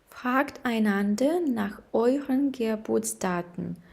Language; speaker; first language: German; non-native, fluent; Ukrainian